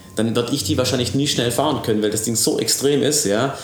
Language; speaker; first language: German; native; German